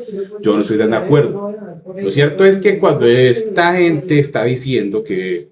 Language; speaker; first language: Spanish; native; Spanish